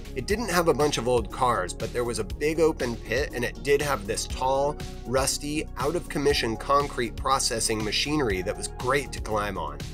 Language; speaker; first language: English; native; English